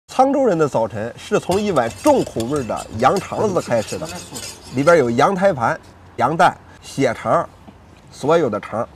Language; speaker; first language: Chinese; native; Chinese